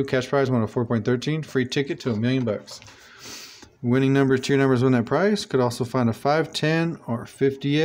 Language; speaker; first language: English; native; English